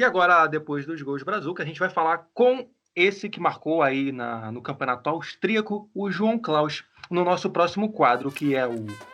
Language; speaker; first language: Portuguese; native; Portuguese